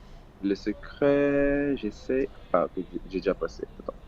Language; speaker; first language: French; non-native, fluent; Portuguese